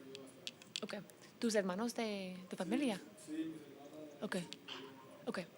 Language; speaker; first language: Spanish; early bilingual, heritage; English